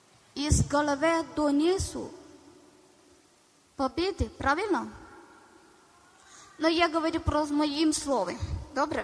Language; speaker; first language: Ukrainian; non-native, learner; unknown